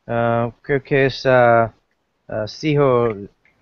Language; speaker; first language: Spanish; non-native, learner; English